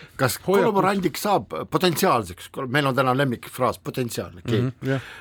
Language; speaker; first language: Estonian; non-native, local second language; Russian